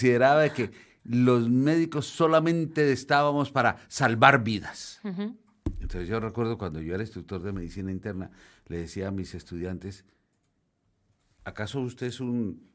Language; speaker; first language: Spanish; native; Spanish